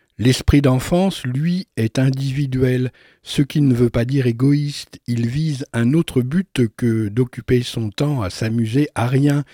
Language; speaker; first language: French; native; French